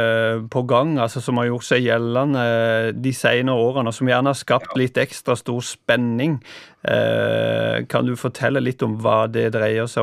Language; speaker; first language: Norwegian; native; Norwegian